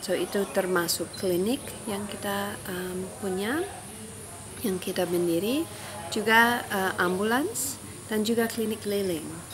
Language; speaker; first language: Indonesian; non-native, fluent; English